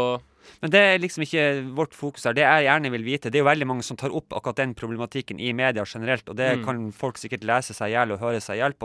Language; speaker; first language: Norwegian; native; Norwegian